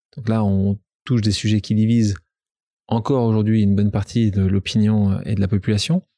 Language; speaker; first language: French; native; French